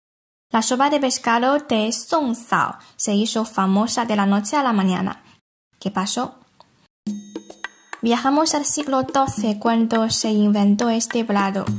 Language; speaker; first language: Spanish; non-native, fluent; Chinese